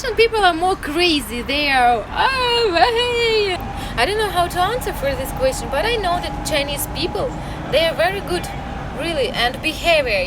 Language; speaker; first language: English; non-native, learner; Russian